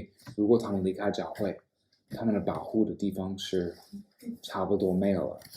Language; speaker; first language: Chinese; non-native, fluent; English